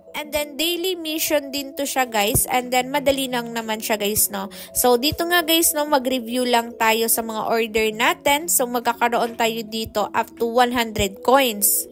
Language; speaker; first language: Filipino; non-native, local second language; Cebuano